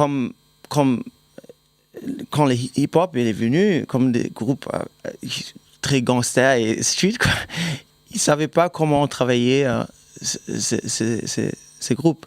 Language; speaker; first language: French; non-native, fluent; German